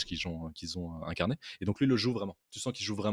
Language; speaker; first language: French; native; French